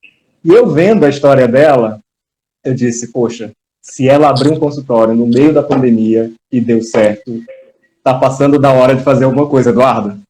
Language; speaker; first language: Portuguese; native; Portuguese